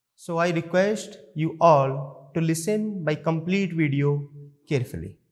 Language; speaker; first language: English; non-native, local second language; Hindi